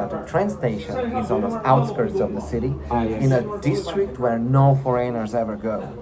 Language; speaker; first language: English; non-native, fluent; Slovak